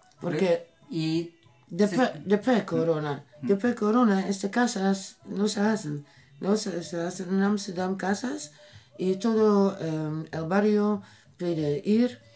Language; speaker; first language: Spanish; non-native, learner; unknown